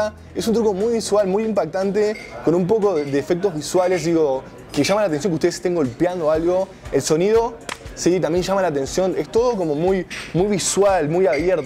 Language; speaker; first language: Spanish; native; Spanish